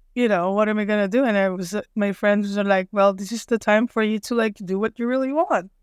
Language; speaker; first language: English; non-native, local second language; Filipino